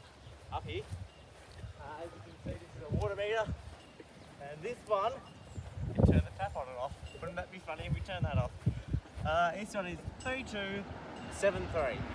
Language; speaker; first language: English; native; English